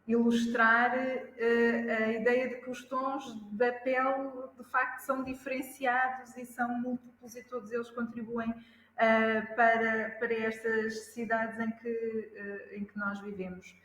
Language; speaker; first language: Portuguese; native; Portuguese